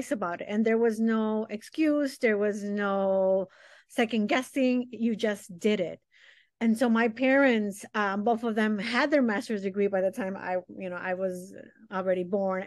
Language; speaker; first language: English; early bilingual, other home language; Spanish